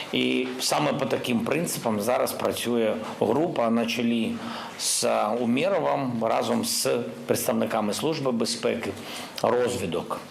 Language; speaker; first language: Ukrainian; non-native, local second language; Russian